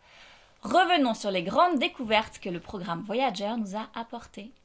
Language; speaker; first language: French; native; French